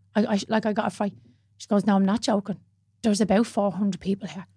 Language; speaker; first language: English; native; English